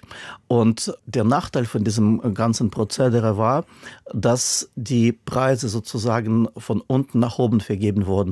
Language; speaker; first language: German; non-native, fluent; Russian